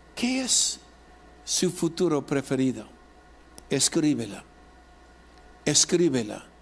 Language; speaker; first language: Spanish; non-native, fluent; English